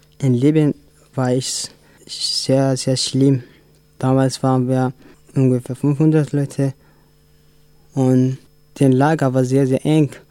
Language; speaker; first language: German; non-native, learner; Tigrinya